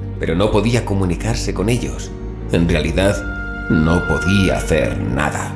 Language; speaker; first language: Spanish; native; Spanish